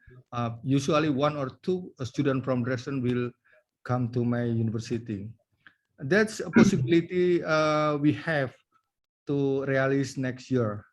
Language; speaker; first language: English; non-native, learner; Indonesian